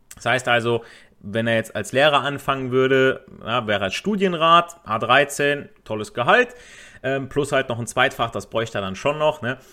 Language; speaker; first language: German; native; German